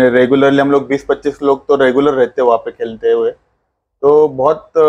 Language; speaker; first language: Hindi; non-native, local second language; Marathi